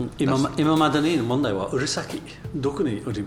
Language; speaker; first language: Japanese; non-native, learner; English